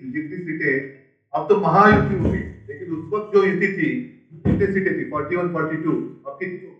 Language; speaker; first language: Hindi; non-native, local second language; Marathi